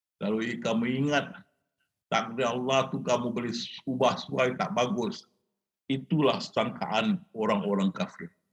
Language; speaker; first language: Malay; native; Malay